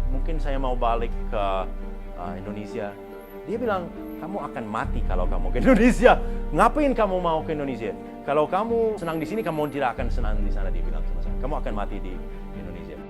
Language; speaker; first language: Indonesian; non-native, fluent; English